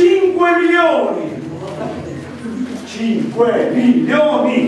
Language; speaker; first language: Italian; native; Italian